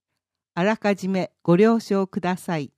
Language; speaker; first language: Japanese; native; Japanese